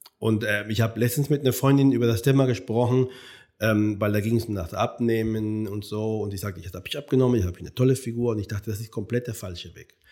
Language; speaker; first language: German; non-native, fluent; Spanish